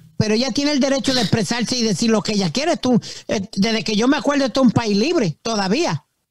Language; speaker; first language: Spanish; early bilingual, heritage; Spanish